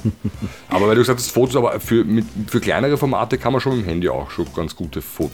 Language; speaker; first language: German; native; German